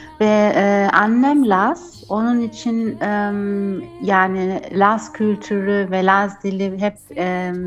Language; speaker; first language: Turkish; early bilingual, heritage; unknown